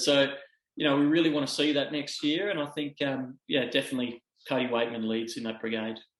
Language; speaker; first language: English; native; English